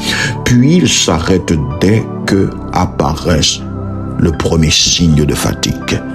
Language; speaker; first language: French; non-native, local second language; Haitian Creole